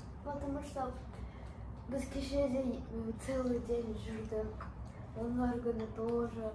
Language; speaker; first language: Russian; non-native, local second language; Kazakh